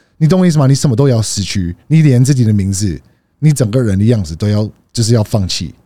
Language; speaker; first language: Chinese; early bilingual, heritage; Chinese